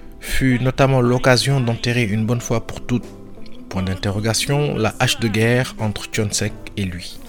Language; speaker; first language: French; non-native, local second language; Wolof